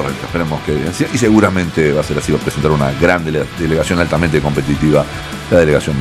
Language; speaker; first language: Spanish; native; Spanish